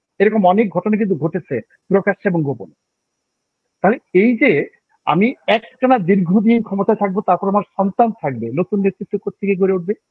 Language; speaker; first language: Bangla; native; Bangla